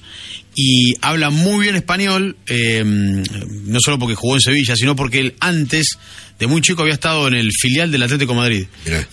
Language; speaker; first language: Spanish; native; Spanish